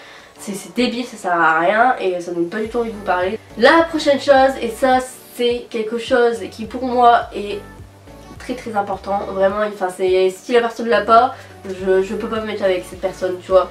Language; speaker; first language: French; native; French